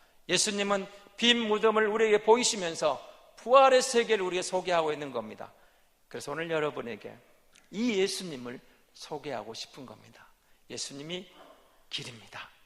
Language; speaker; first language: Korean; native; Korean